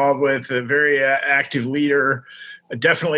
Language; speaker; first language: English; native; English